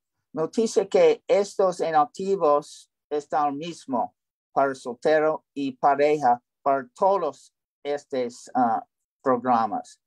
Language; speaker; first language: Spanish; non-native, learner; English